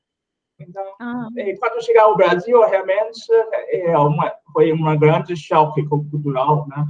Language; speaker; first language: Portuguese; non-native, fluent; Chinese